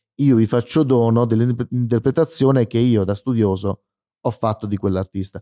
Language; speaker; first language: Italian; native; Italian